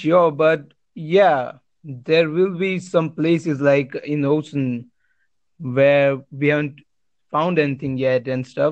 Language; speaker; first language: English; non-native, local second language; Gujarati